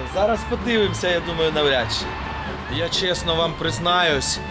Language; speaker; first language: Ukrainian; native; Ukrainian